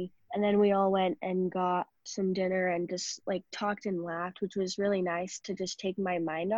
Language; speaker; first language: English; native; English